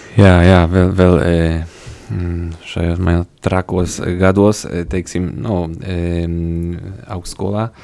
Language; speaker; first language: Latvian; non-native, fluent; Polish